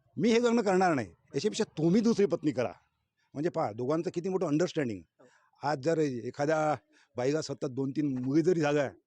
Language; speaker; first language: Marathi; native; Marathi